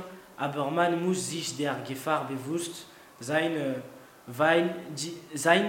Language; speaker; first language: German; non-native, learner; French